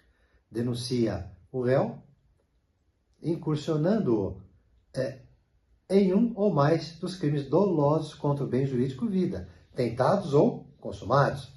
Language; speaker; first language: Portuguese; native; Portuguese